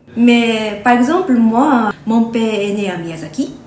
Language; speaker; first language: French; non-native, fluent; Japanese